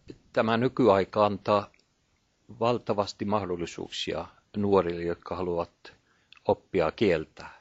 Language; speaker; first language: Finnish; non-native, fluent; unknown